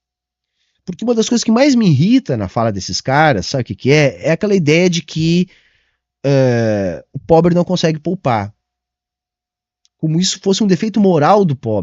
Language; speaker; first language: Portuguese; native; Portuguese